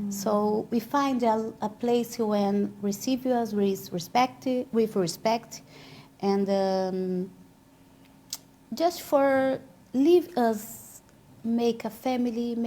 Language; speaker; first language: English; non-native, learner; Portuguese